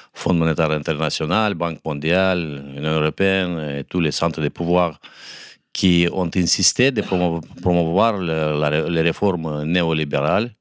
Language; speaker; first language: French; non-native, fluent; Romanian